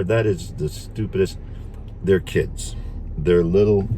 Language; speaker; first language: English; native; English